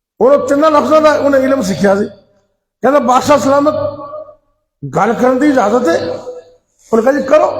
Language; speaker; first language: Urdu; non-native, local second language; Punjabi